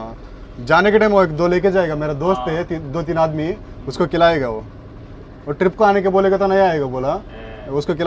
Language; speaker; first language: Hindi; non-native, local second language; Telugu